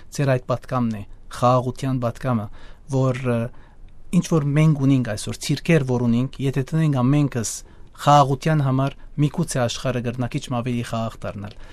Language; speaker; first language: Armenian; early bilingual, heritage; Armenian